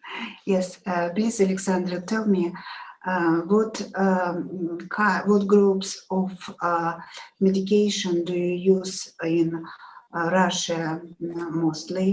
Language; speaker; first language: English; non-native, learner; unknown